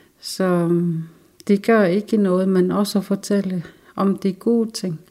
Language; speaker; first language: Danish; non-native, local second language; Kalaallisut